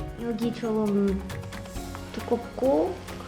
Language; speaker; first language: Korean; non-native, fluent; Russian